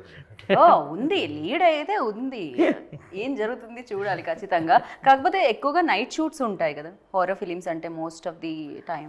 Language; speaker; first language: Telugu; native; Telugu